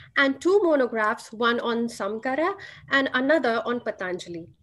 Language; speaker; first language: English; non-native, local second language; Hindi